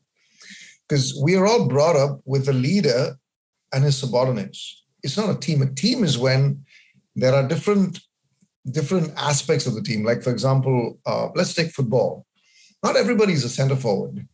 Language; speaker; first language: English; non-native, local second language; Malayalam